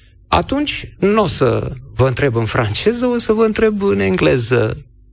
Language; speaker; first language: Romanian; native; Romanian